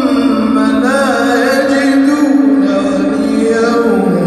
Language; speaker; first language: Arabic; native; Arabic